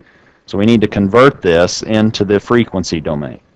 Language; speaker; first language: English; native; English